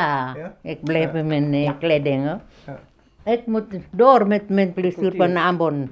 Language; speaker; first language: Dutch; non-native, learner; Malay